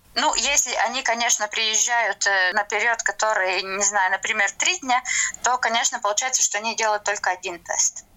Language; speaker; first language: Russian; non-native, local second language; Latvian